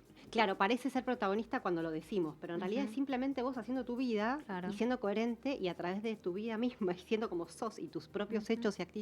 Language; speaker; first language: Spanish; native; Spanish